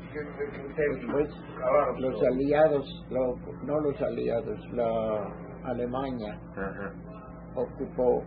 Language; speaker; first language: Spanish; early bilingual, heritage; Ladino